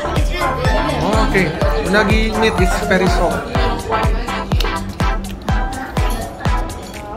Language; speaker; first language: English; non-native, learner; Indonesian